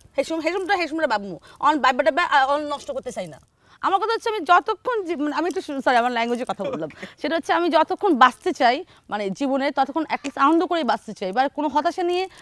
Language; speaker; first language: Bangla; native; Bangla